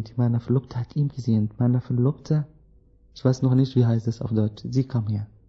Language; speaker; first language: German; non-native, learner; Arabic